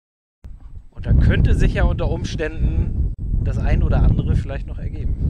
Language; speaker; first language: German; native; German